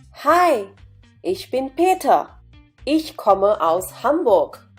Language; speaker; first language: German; non-native, fluent; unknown